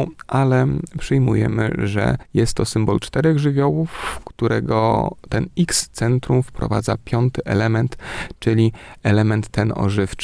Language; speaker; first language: Polish; native; Polish